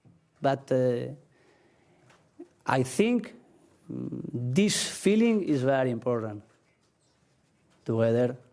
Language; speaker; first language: English; non-native, learner; Spanish